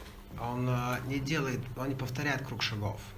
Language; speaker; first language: Russian; native; Russian